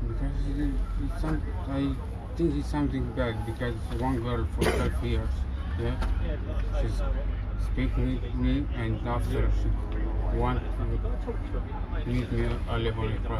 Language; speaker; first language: English; non-native, learner; Romanian